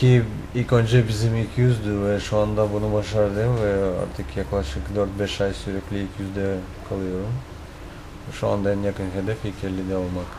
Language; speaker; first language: Turkish; non-native, fluent; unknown